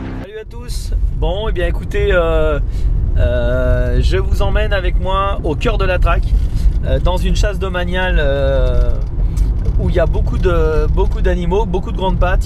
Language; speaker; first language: French; native; French